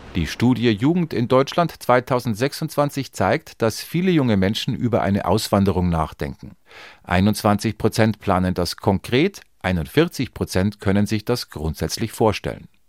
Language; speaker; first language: German; native; German